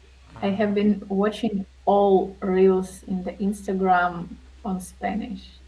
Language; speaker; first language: English; non-native, learner; Russian